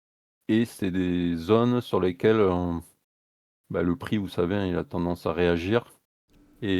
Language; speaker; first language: French; native; French